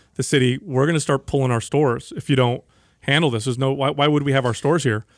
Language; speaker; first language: English; native; English